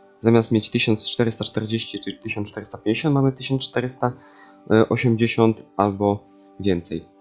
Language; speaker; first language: Polish; native; Polish